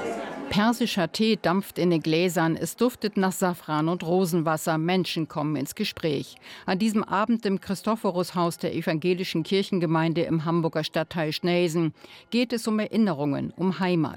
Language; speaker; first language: German; native; German